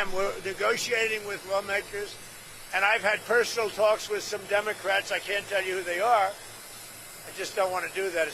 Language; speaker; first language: English; native; English